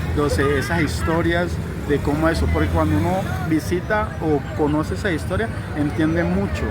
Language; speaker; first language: Spanish; native; Spanish